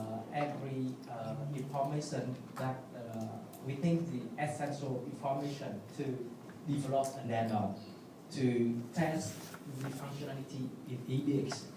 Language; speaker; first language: English; non-native, learner; Vietnamese